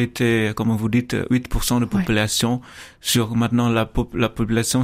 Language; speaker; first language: French; non-native, learner; Vietnamese